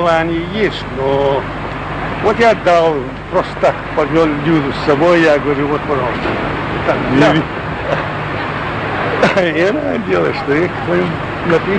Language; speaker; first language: Russian; non-native, local second language; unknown